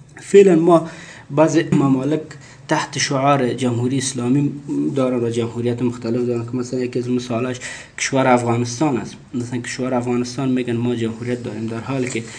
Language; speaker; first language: Persian; native; Persian